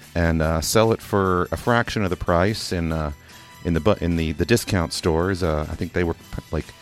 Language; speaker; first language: English; native; English